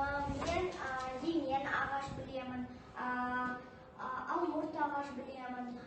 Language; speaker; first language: Kazakh; non-native, local second language; Russian